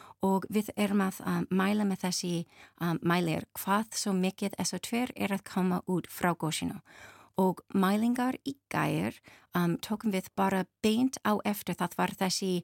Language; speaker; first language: Icelandic; non-native, learner; English